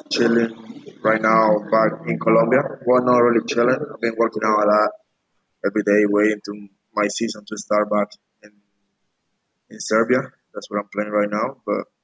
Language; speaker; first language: English; non-native, fluent; Spanish